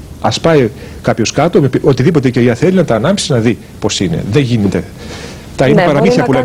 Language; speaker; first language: Greek; native; Greek